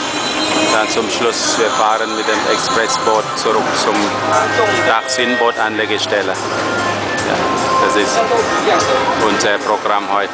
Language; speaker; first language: German; non-native, learner; Thai